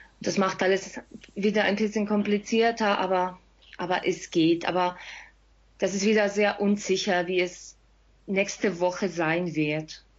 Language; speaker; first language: German; non-native, fluent; Spanish